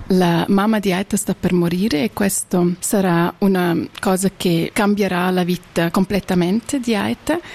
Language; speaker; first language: Italian; non-native, local second language; German